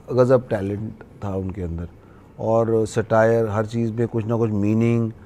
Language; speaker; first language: Hindi; native; Hindi